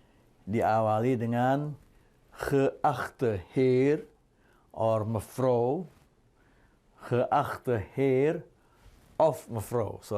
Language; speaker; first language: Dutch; non-native, fluent; Indonesian